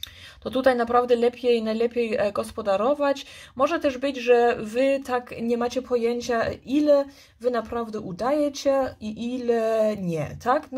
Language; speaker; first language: Polish; early bilingual, heritage; Polish